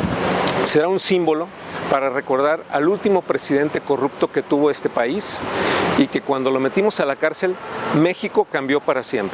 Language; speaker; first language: Spanish; native; Spanish